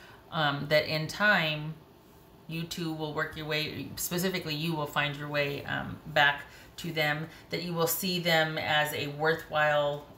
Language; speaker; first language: English; native; English